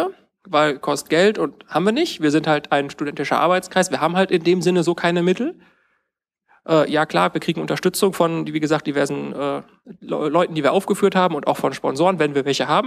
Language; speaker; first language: German; native; German